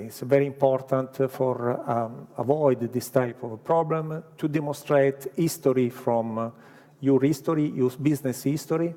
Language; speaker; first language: English; non-native, learner; Italian